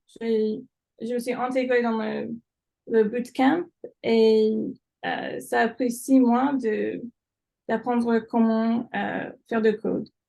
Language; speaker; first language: French; non-native, fluent; English